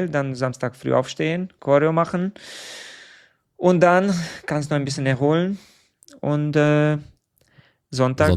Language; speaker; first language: German; non-native, fluent; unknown